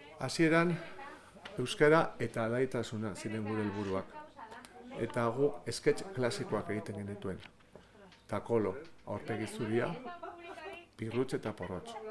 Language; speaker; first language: Basque; non-native, local second language; Spanish